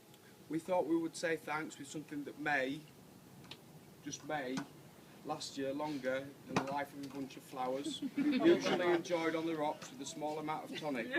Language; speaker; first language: English; native; English